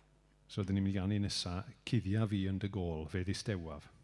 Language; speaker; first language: Welsh; native; Welsh